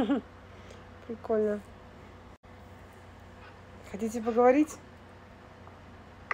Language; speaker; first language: Russian; native; Russian